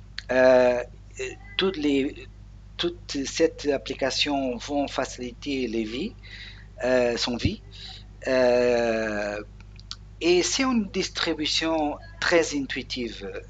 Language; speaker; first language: French; non-native, learner; Portuguese